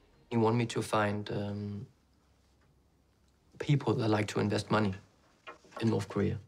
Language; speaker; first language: English; non-native, fluent; Danish